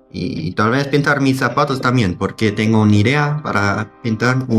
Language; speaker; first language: Spanish; non-native, learner; Dutch